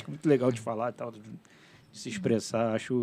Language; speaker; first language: Portuguese; native; Portuguese